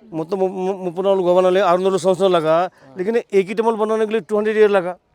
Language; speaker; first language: Hindi; non-native, local second language; Marathi